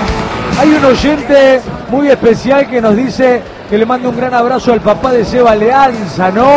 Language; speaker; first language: Spanish; native; Spanish